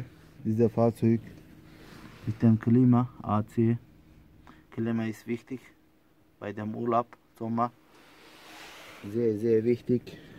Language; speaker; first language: German; non-native, learner; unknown